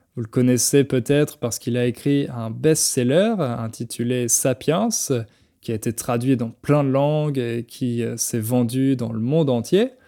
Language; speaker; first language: French; native; French